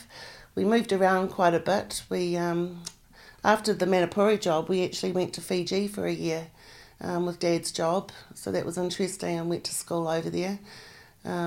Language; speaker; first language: English; native; English